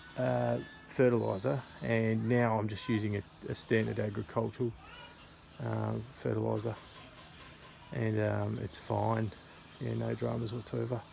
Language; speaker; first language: English; native; English